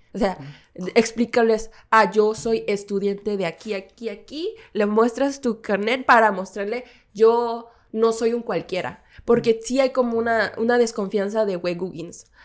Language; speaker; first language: Spanish; non-native, fluent; Korean